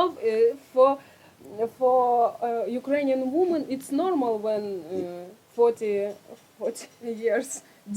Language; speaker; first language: English; non-native, learner; Russian